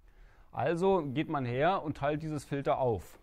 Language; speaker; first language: German; native; German